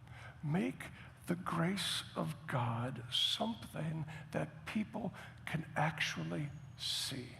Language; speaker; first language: English; native; English